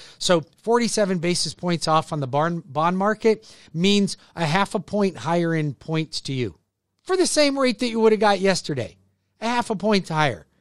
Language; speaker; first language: English; native; English